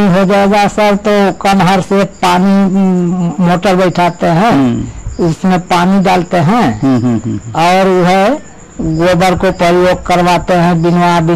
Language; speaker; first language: Hindi; native; Hindi